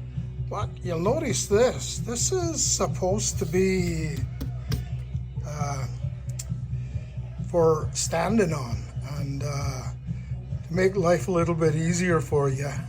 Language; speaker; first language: English; native; English